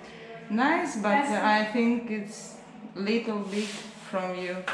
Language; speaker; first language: English; non-native, learner; Russian